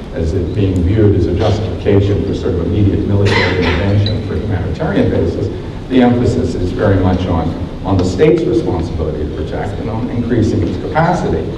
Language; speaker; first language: English; native; English